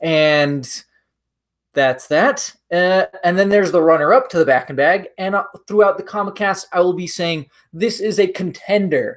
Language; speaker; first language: English; native; English